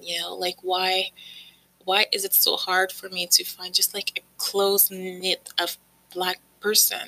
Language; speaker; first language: English; native; English